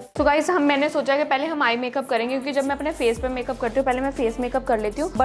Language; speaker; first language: Hindi; native; Hindi